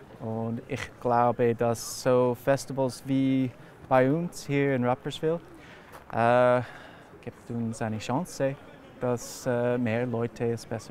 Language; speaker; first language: German; non-native, fluent; English